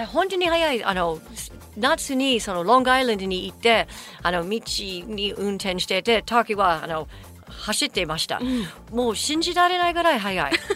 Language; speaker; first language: Japanese; non-native, fluent; English